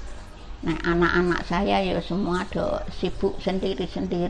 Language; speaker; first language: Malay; non-native, local second language; Javanese